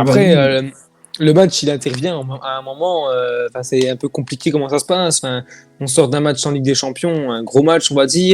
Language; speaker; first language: French; native; French